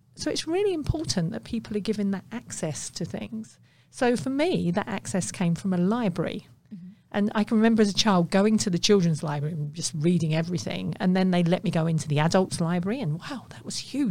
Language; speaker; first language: English; native; English